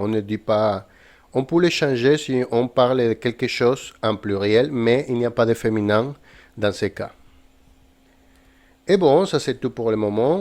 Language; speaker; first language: French; non-native, fluent; Spanish